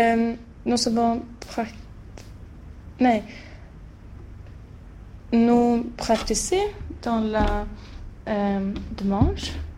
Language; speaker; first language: French; non-native, learner; Swedish